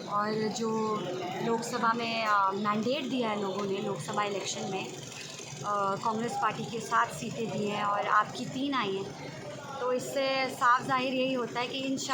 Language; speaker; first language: Hindi; non-native, local second language; Punjabi